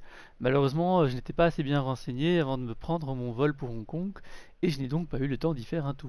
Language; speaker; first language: French; native; French